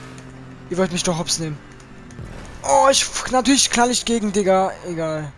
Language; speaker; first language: German; native; German